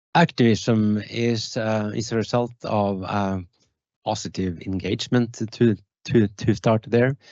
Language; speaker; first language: English; non-native, fluent; Norwegian